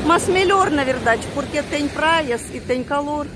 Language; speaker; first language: Portuguese; non-native, fluent; Russian